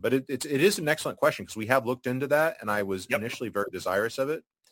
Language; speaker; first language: English; native; English